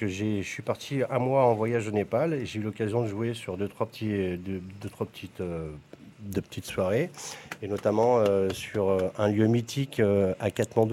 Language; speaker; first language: French; native; French